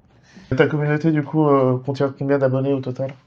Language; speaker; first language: French; native; French